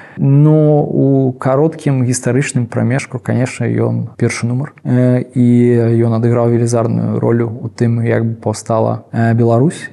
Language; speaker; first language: Belarusian; non-native, local second language; Russian